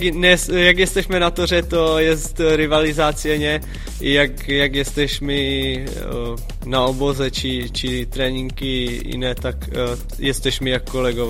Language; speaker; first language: Polish; non-native, learner; Czech